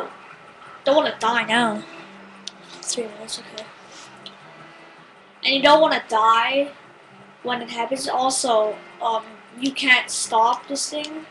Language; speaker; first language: English; native; English